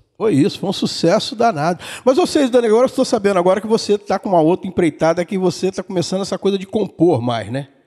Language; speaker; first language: Portuguese; native; Portuguese